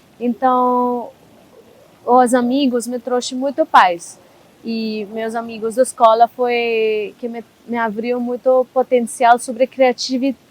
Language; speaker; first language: Portuguese; non-native, learner; Hindi